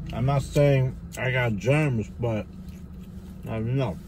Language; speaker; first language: English; native; English